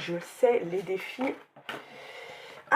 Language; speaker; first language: French; native; French